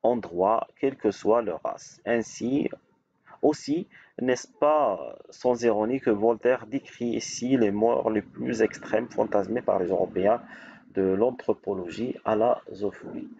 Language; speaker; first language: French; non-native, local second language; Arabic